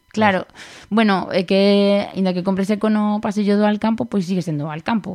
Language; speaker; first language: Galician; non-native, local second language; Spanish